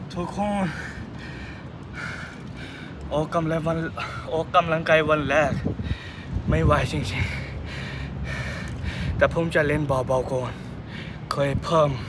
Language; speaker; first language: Thai; non-native, learner; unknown